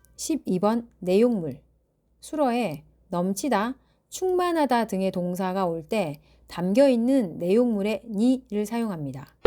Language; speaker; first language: Korean; native; Korean